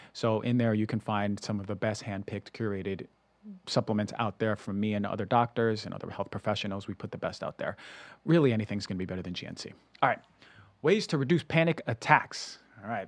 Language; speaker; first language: English; native; English